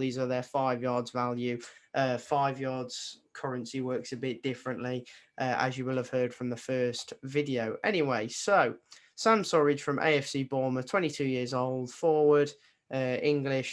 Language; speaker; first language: English; native; English